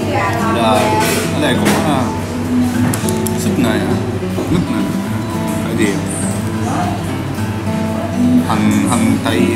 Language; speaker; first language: Vietnamese; non-native, learner; Japanese